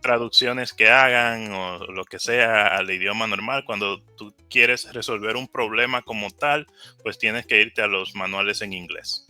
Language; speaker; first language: Spanish; native; Spanish